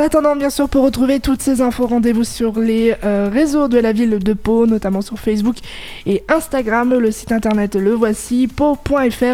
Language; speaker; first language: French; native; French